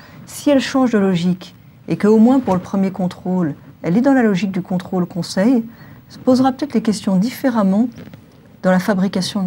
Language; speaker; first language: French; native; French